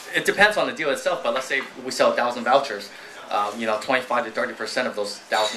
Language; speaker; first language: English; native; English